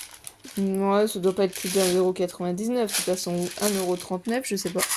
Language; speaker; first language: French; native; French